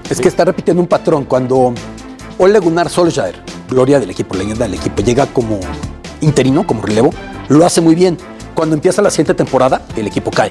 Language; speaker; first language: Spanish; native; Spanish